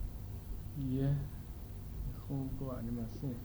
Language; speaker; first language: Japanese; non-native, learner; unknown